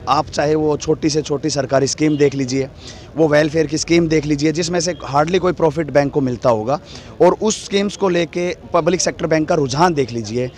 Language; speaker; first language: Hindi; native; Hindi